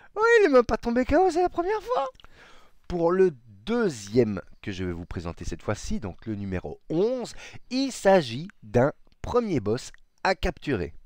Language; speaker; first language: French; native; French